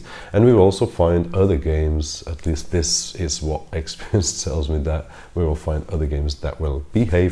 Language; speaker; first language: English; non-native, fluent; Portuguese